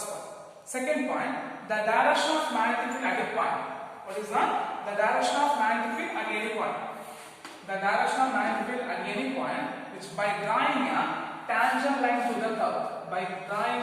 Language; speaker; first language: English; non-native, local second language; Tamil